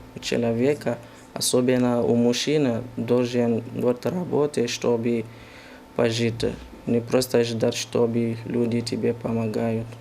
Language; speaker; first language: Russian; non-native, learner; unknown